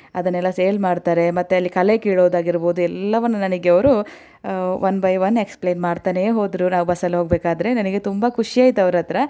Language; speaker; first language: Kannada; non-native, local second language; Tulu